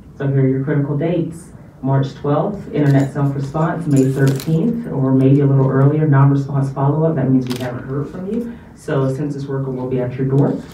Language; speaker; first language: English; native; English